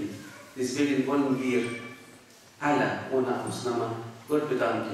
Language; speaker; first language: German; non-native, fluent; Arabic